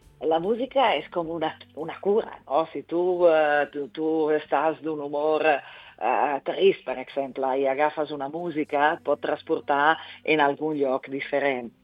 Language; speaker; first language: Catalan; non-native, fluent; Italian